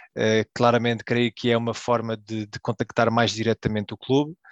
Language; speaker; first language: Portuguese; early bilingual, heritage; Portuguese